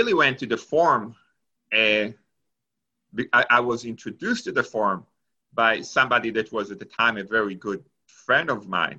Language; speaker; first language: English; non-native, fluent; Hebrew